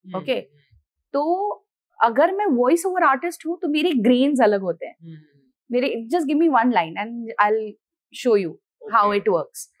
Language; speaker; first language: Hindi; non-native, local second language; Marathi